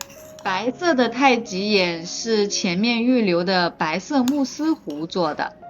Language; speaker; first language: Chinese; native; Chinese